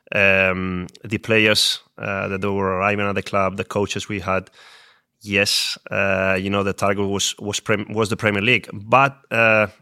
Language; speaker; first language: English; non-native, fluent; Spanish